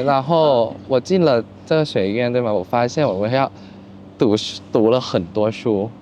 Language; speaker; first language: Chinese; non-native, fluent; Thai